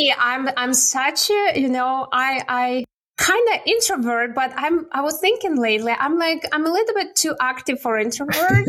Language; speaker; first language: English; non-native, learner; Russian